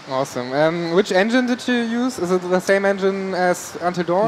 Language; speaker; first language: English; non-native, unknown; German